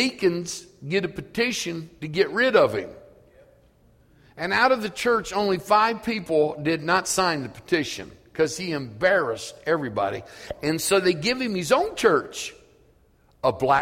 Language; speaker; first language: English; native; English